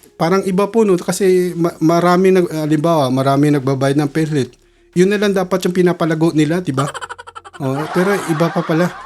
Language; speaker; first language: Filipino; early bilingual, heritage; Filipino